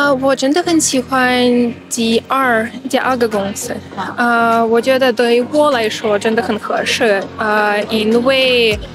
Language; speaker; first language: Chinese; non-native, learner; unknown